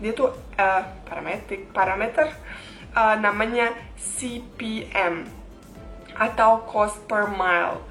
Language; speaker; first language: Indonesian; non-native, fluent; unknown